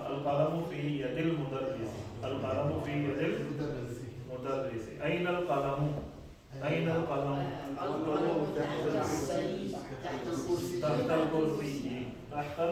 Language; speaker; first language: Arabic; non-native, fluent; Urdu